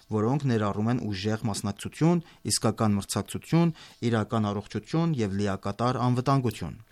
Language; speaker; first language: Armenian; native; Armenian